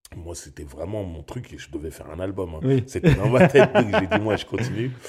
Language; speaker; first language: French; native; French